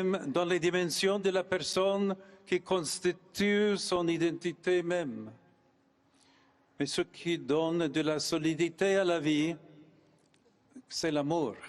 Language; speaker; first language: French; non-native, fluent; English